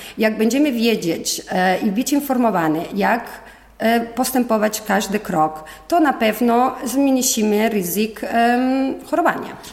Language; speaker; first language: Polish; non-native, learner; Spanish